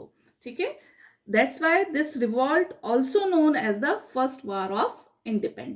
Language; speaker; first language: English; non-native, local second language; Hindi